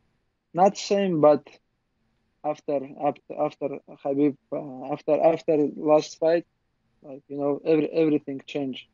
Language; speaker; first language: English; non-native, learner; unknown